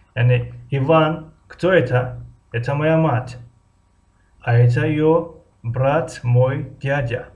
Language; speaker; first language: Russian; non-native, local second language; Tajik